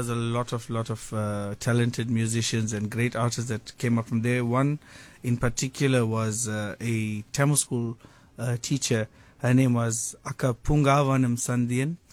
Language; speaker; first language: English; native; English